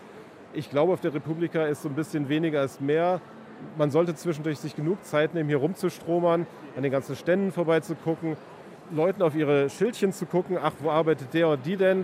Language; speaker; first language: German; native; German